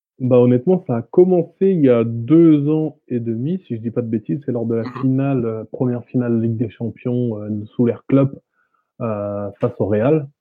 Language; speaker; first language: French; native; French